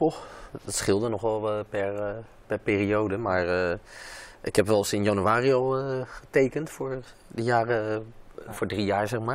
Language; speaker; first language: Dutch; native; Dutch